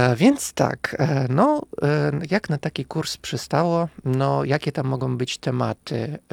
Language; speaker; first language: Polish; non-native, fluent; Russian